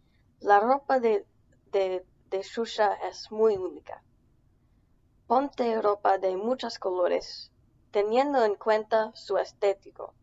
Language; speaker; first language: Spanish; non-native, learner; English